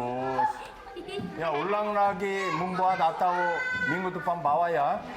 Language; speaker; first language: Indonesian; non-native, fluent; Korean